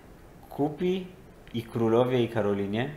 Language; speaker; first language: Polish; non-native, learner; Hebrew